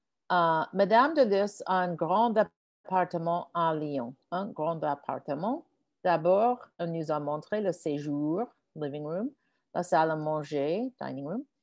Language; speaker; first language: French; non-native, fluent; English